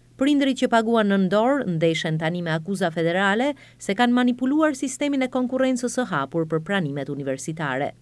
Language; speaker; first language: Albanian; native; Albanian